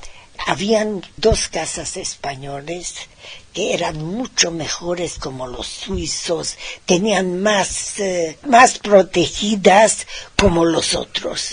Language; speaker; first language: Spanish; non-native, fluent; Hungarian